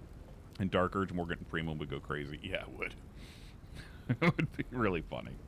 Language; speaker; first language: English; native; English